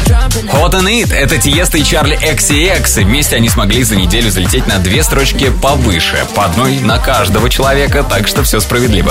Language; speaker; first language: Russian; native; Russian